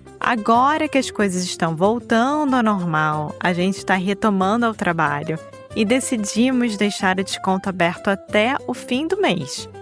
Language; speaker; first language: Portuguese; native; Portuguese